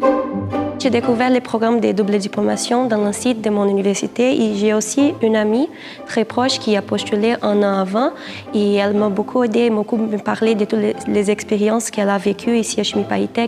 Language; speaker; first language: French; non-native, fluent; Portuguese